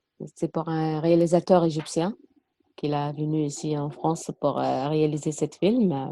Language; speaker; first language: French; non-native, learner; Arabic